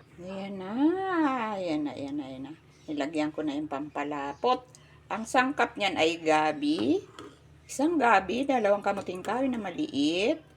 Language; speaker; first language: Filipino; non-native, local second language; Bikol